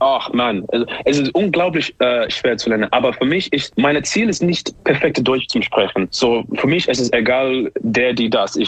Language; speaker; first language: German; non-native, learner; English